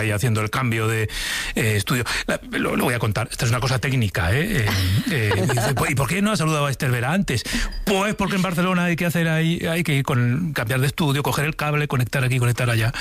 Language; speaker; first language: Spanish; native; Spanish